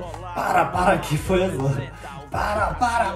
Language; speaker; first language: Portuguese; non-native, learner; English